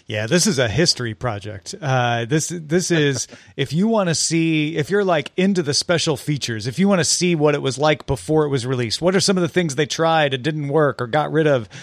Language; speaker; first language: English; native; English